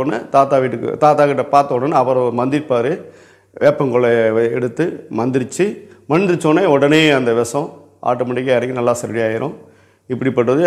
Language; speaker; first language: Tamil; native; Tamil